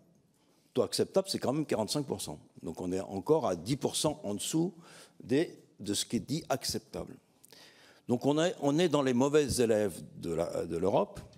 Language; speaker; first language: French; native; French